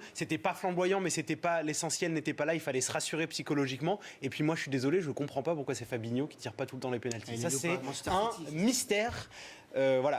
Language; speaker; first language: French; native; French